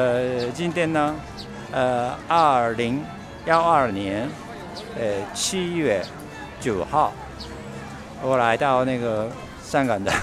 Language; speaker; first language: Chinese; non-native, learner; Japanese